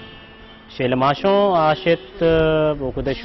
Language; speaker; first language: French; non-native, learner; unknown